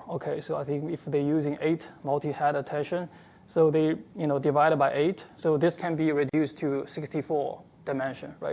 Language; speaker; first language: English; non-native, fluent; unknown